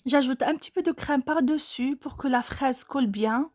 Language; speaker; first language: French; non-native, local second language; Arabic